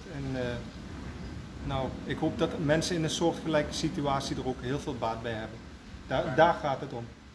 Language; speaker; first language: Dutch; native; Dutch